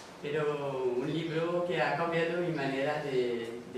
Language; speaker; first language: Spanish; non-native, fluent; French